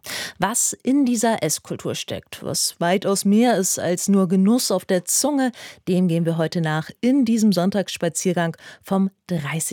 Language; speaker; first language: German; native; German